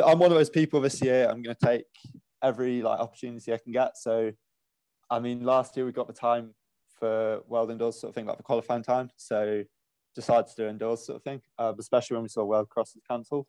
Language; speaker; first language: English; native; English